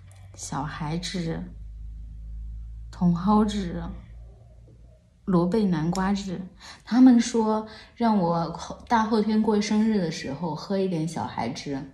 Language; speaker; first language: Chinese; native; Chinese